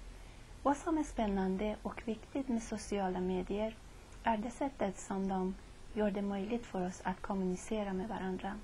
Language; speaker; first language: Swedish; non-native, fluent; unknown